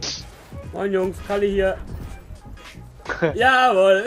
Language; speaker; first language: German; native; German